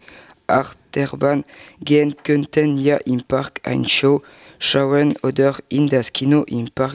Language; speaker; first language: German; non-native, learner; French